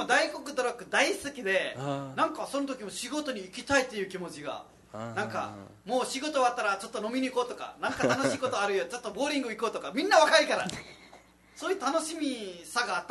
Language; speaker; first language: Japanese; non-native, fluent; Nepali